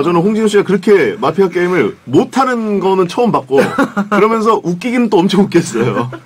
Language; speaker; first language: Korean; native; Korean